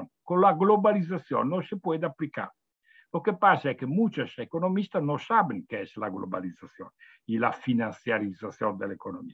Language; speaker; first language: Spanish; non-native, fluent; Italian